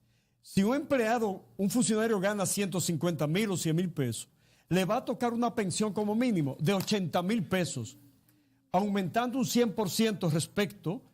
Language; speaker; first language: Spanish; native; Spanish